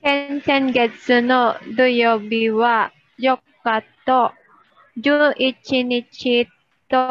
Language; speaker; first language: Japanese; non-native, learner; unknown